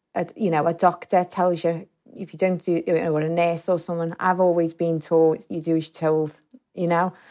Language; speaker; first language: English; native; English